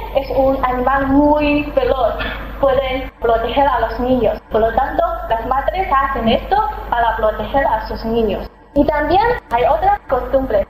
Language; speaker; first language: Spanish; non-native, fluent; Chinese